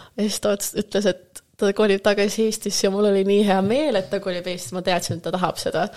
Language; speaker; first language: Estonian; non-native, local second language; Russian